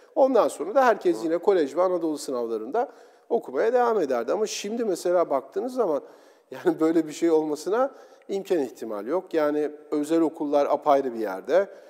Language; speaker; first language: Turkish; native; Turkish